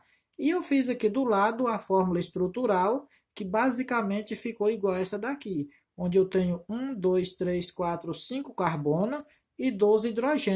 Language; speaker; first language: Portuguese; native; Portuguese